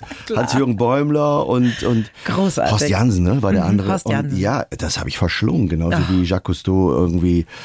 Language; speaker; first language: German; native; German